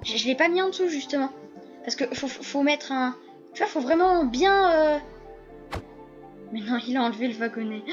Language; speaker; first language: French; native; French